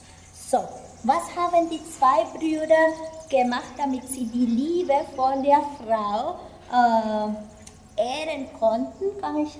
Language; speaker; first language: German; non-native, fluent; Spanish